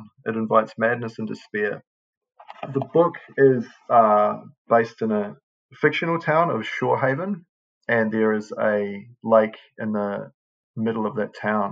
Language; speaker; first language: English; native; English